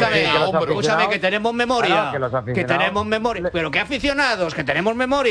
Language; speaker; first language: Spanish; native; Spanish